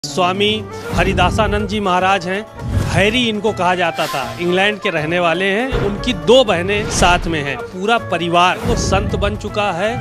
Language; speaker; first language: Hindi; native; Hindi